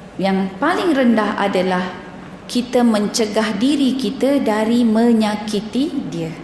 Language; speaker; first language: Malay; native; Malay